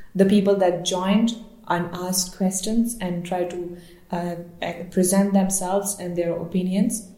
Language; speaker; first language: English; non-native, local second language; Baluchi